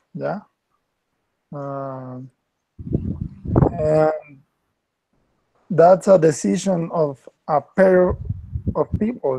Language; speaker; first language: English; non-native, learner; Spanish